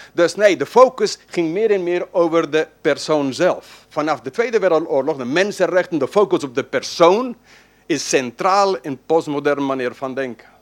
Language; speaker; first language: Dutch; non-native, fluent; English